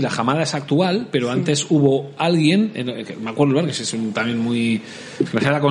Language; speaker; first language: Spanish; native; Spanish